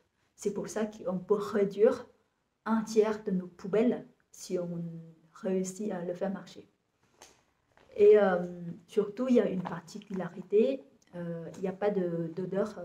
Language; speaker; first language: French; non-native, fluent; Vietnamese